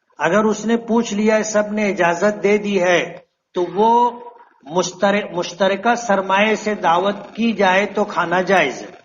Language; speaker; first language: Urdu; native; Urdu